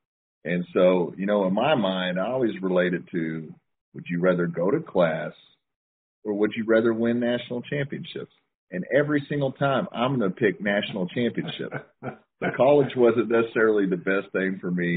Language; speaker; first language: English; native; English